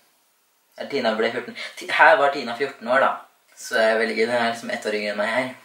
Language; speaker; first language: Norwegian; native; Norwegian